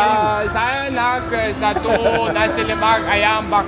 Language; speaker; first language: Indonesian; non-native, learner; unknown